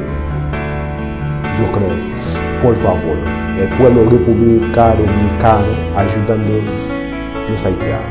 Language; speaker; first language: Spanish; non-native, learner; Haitian Creole